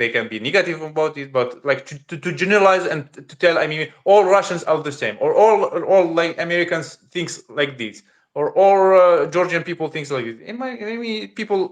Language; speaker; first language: English; non-native, learner; Russian